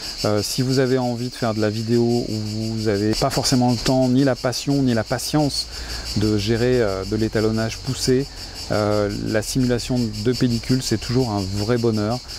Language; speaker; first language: French; native; French